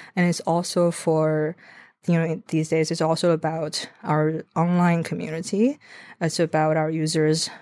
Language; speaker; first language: English; non-native, fluent; Chinese